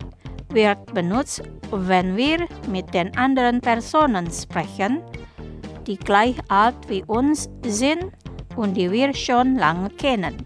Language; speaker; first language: German; non-native, fluent; Indonesian